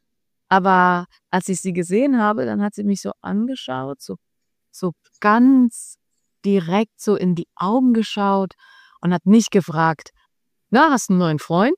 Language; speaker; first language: German; non-native, fluent; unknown